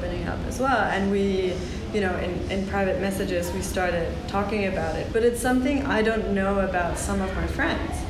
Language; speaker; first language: English; non-native, fluent; German